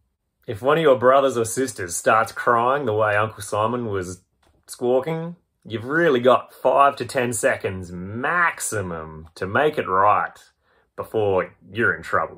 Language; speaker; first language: English; native; English